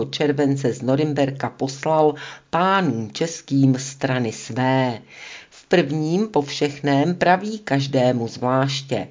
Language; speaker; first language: Czech; native; Czech